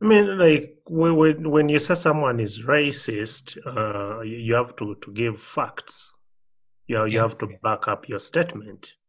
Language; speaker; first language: English; non-native, local second language; Ganda